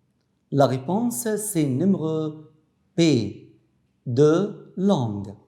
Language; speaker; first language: French; non-native, fluent; Arabic